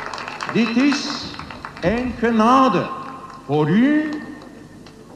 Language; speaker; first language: Dutch; non-native, learner; Polish